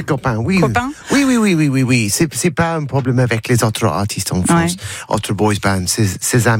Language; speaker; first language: French; non-native, learner; English